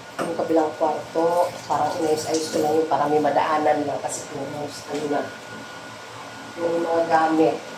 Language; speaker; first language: Filipino; non-native, local second language; Bikol